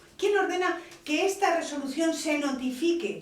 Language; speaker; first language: Spanish; native; Spanish